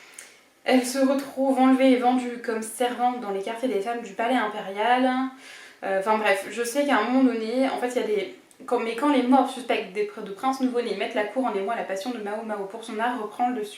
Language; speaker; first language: French; native; French